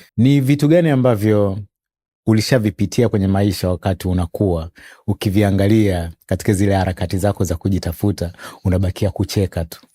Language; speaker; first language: Swahili; native; Swahili